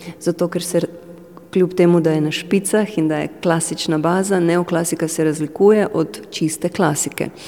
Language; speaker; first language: Slovenian; non-native, fluent; Romanian